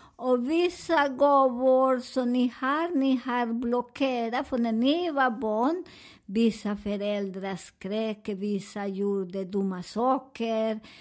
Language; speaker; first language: Swedish; non-native, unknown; Spanish